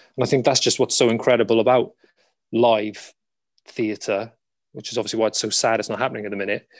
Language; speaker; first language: English; native; English